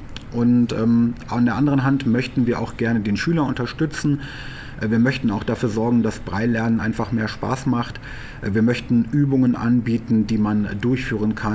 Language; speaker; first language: German; native; German